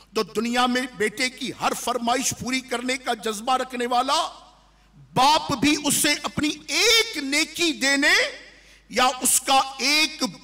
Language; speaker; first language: Urdu; native; Urdu